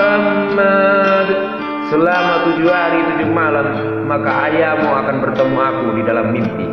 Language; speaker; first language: Indonesian; native; Indonesian